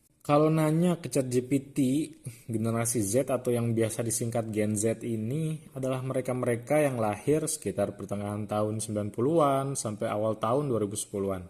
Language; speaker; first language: Indonesian; native; Indonesian